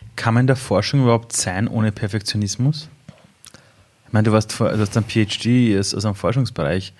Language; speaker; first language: German; early bilingual, other home language; Persian